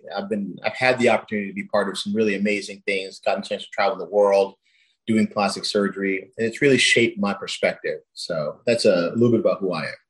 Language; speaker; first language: English; early bilingual, other home language; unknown